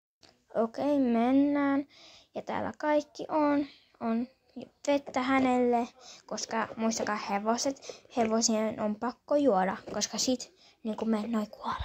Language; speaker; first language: Finnish; early bilingual, other home language; Polish